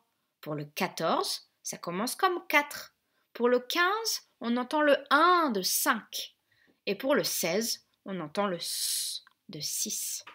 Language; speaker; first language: French; native; French